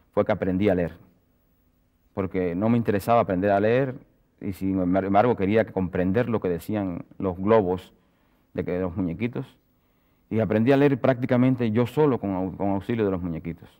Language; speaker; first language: Spanish; native; Spanish